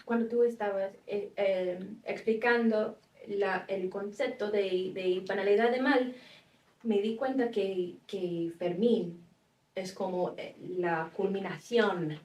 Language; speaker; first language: Spanish; non-native, fluent; English